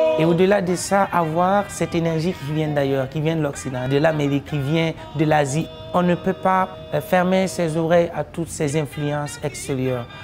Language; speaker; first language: French; non-native, local second language; Mossi